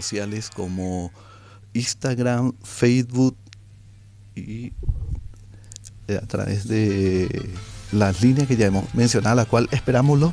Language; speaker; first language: Spanish; non-native, local second language; Guarani